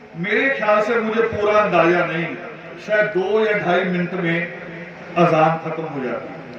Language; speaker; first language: Hindi; non-native, local second language; Punjabi